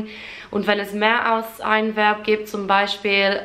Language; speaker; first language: German; non-native, fluent; English